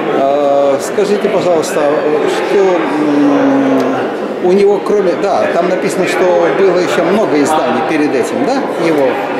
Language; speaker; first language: Russian; native; Russian